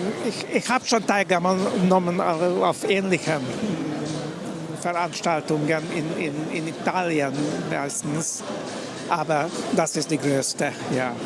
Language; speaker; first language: German; non-native, learner; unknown